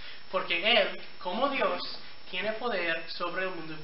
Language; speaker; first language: Spanish; non-native, fluent; English